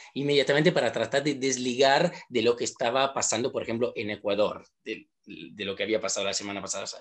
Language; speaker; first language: Spanish; non-native, fluent; Italian